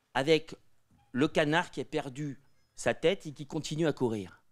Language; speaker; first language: French; native; French